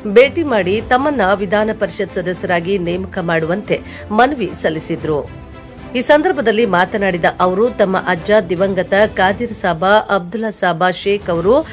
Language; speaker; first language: Kannada; native; Kannada